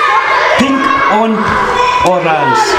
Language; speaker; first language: German; non-native, fluent; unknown